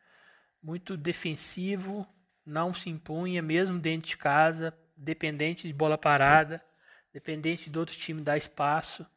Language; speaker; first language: Portuguese; native; Portuguese